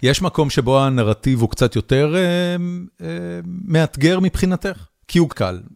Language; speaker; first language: Hebrew; native; Hebrew